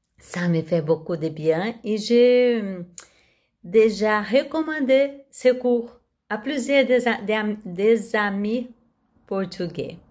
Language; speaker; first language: French; non-native, learner; Portuguese